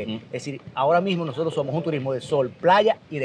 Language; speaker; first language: Spanish; native; Spanish